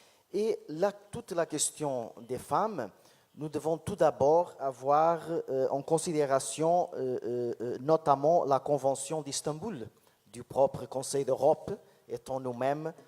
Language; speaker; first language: French; non-native, fluent; Portuguese